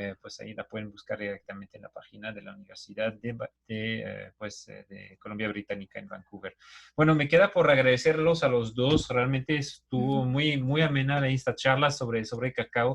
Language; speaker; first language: Spanish; native; Spanish